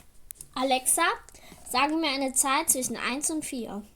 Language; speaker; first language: German; native; German